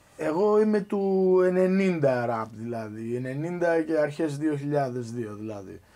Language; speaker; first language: Greek; early bilingual, other home language; English